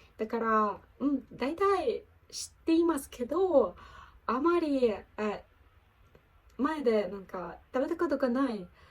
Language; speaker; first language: Japanese; non-native, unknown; Ukrainian